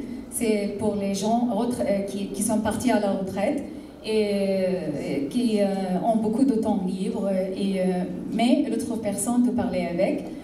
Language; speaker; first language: French; non-native, fluent; Arabic